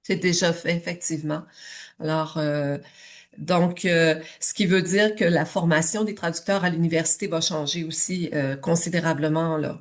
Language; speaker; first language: French; native; French